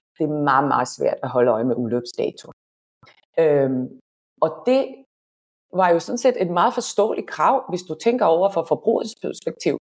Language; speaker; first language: Danish; non-native, fluent; Finnish